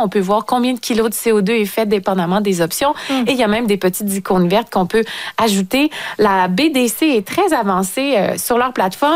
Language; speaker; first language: French; native; French